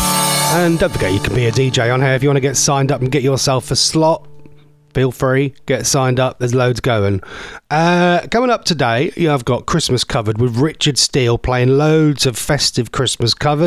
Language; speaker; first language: English; native; English